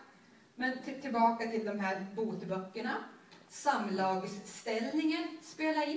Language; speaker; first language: Swedish; native; Swedish